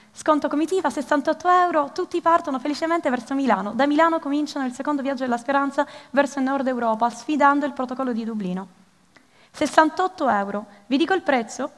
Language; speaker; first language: Italian; early bilingual, other home language; Arabic